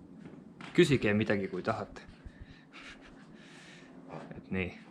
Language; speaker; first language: Estonian; non-native, learner; Finnish